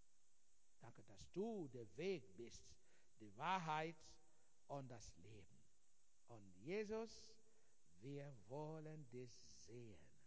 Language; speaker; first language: German; non-native, fluent; Igbo